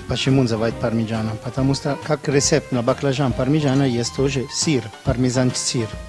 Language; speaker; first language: Russian; non-native, learner; Italian